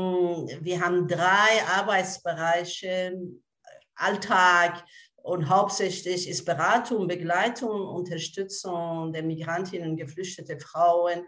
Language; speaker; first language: German; non-native, fluent; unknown